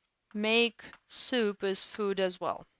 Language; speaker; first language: English; non-native, fluent; Russian